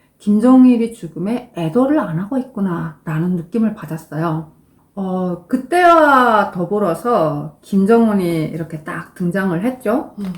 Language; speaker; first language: Korean; native; Korean